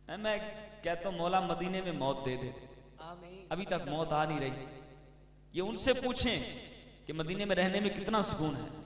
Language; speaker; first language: Urdu; non-native, local second language; Punjabi